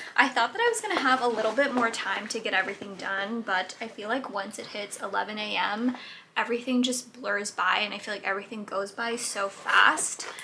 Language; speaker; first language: English; native; English